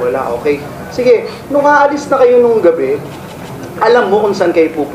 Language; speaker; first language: Filipino; native; Filipino